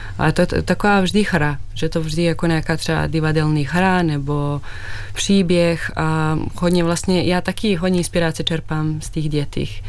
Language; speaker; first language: Czech; non-native, fluent; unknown